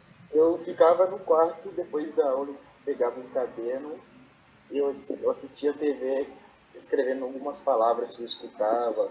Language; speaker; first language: Portuguese; non-native, fluent; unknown